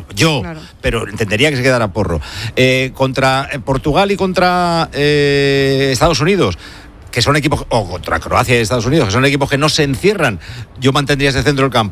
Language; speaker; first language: Spanish; native; Spanish